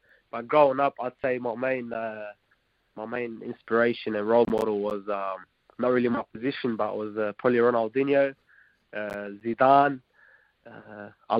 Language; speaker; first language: English; non-native, local second language; Arabic